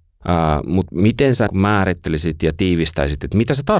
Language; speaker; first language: Finnish; native; Finnish